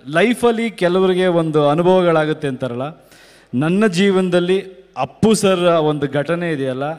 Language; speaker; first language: Kannada; native; Kannada